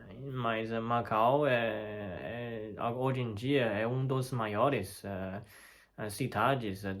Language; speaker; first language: Portuguese; non-native, fluent; Chinese